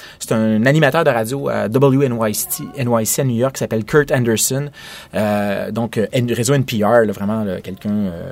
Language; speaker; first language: French; native; French